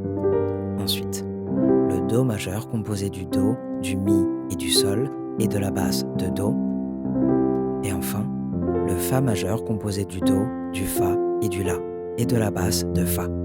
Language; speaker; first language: French; native; French